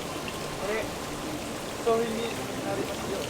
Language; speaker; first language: Japanese; non-native, learner; Indonesian